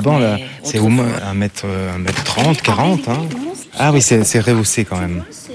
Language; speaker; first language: French; native; French